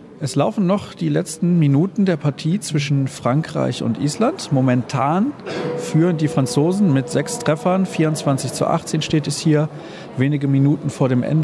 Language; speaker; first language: German; native; German